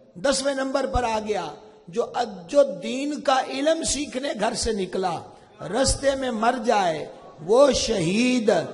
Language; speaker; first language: Urdu; non-native, local second language; Punjabi